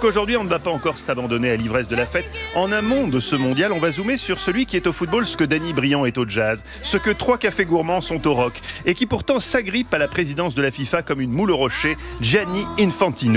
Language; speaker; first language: French; native; French